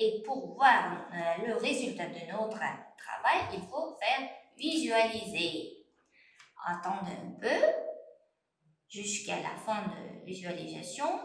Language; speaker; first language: French; non-native, fluent; Uzbek